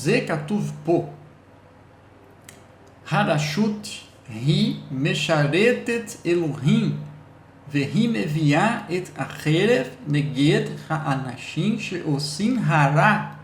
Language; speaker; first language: Hebrew; non-native, learner; Portuguese